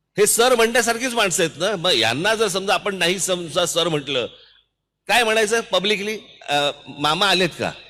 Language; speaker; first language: Marathi; native; Marathi